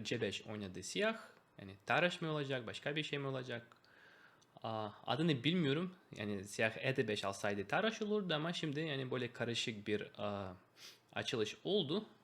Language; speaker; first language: Turkish; non-native, fluent; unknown